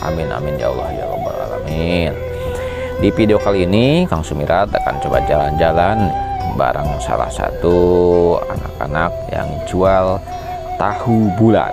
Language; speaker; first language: Indonesian; non-native, local second language; Sundanese